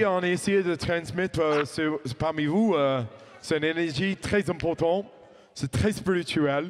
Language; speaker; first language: French; non-native, fluent; English